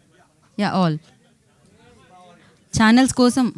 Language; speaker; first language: Telugu; native; Telugu